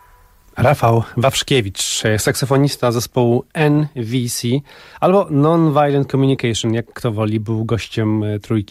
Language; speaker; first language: Polish; native; Polish